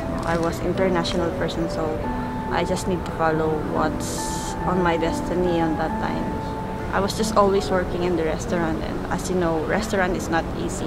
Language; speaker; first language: English; non-native, local second language; Filipino